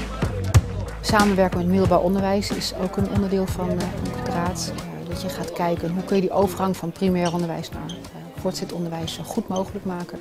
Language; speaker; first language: Dutch; native; Dutch